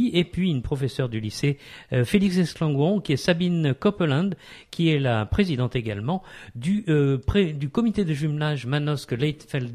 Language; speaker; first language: French; native; French